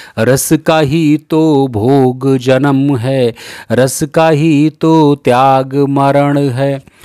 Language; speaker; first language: Hindi; native; Hindi